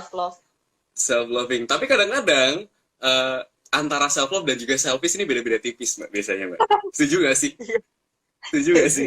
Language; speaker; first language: Indonesian; native; Indonesian